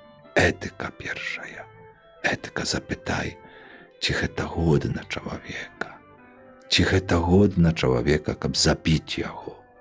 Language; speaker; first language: Polish; non-native, local second language; Belarusian